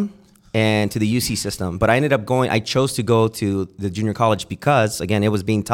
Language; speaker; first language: English; native; English